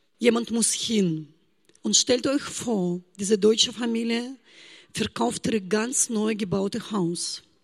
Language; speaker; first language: German; non-native, fluent; Russian